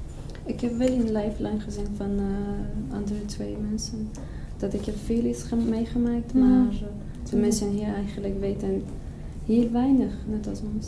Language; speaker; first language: Dutch; non-native, learner; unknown